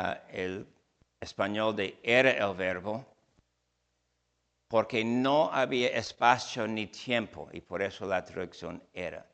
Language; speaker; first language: Spanish; non-native, fluent; English